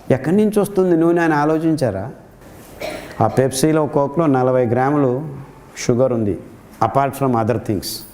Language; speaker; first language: Telugu; native; Telugu